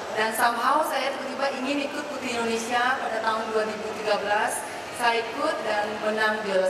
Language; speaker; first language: Indonesian; non-native, local second language; Minangkabau